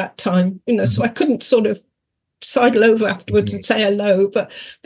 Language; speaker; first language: English; native; English